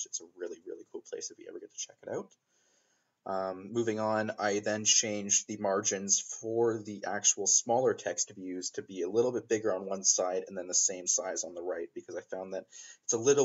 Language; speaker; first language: English; native; English